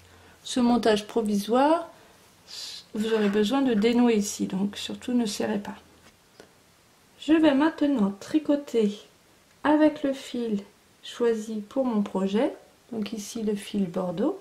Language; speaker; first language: French; native; French